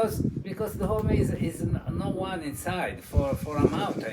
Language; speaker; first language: English; non-native, learner; Italian